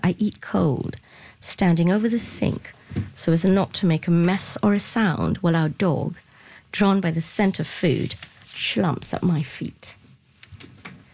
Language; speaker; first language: English; non-native, local second language; Tamil